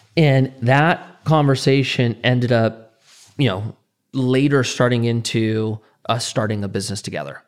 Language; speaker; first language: English; native; English